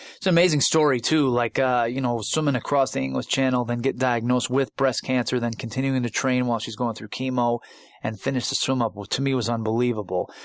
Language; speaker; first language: English; native; English